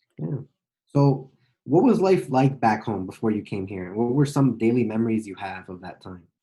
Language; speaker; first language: English; native; English